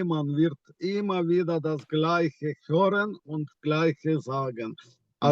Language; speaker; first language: German; non-native, fluent; Ukrainian